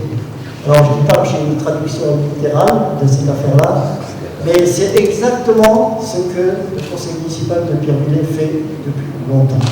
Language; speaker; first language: French; native; French